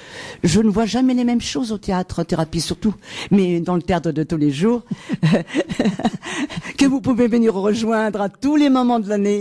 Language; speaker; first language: French; native; French